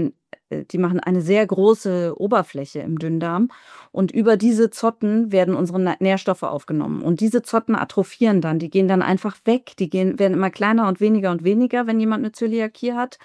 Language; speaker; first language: German; native; German